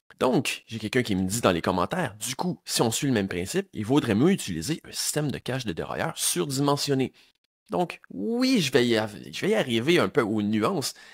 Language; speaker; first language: French; native; French